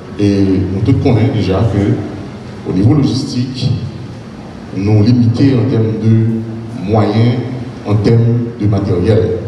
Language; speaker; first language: French; non-native, local second language; Haitian Creole